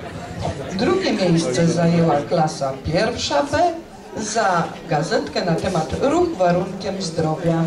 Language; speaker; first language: Polish; native; Polish